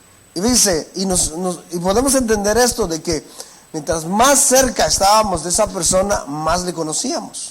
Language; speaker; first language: Spanish; native; Spanish